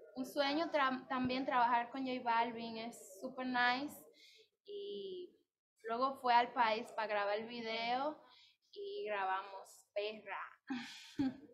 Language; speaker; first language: Spanish; native; Spanish